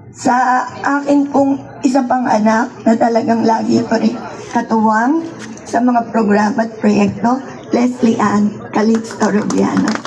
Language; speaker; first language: Filipino; native; Filipino